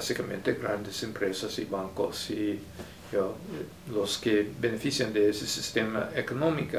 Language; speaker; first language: Spanish; non-native, fluent; English